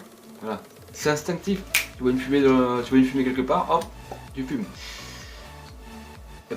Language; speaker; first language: French; native; French